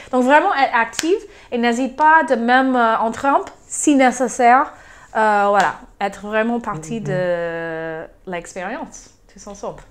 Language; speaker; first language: French; non-native, fluent; English